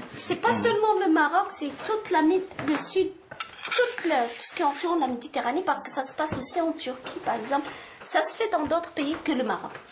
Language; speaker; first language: French; non-native, local second language; Arabic